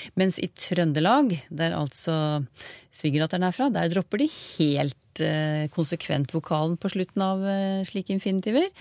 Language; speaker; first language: Norwegian; native; Norwegian